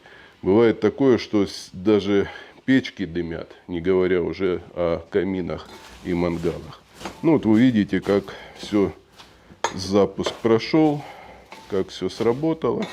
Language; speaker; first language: Russian; native; Russian